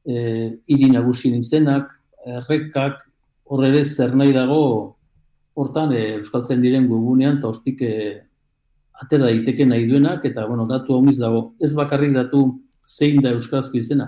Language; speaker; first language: Basque; native; Basque